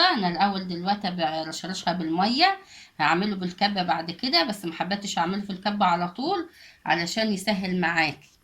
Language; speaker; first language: Arabic; native; Arabic